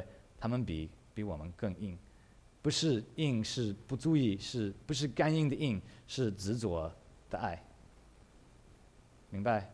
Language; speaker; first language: Chinese; early bilingual, heritage; English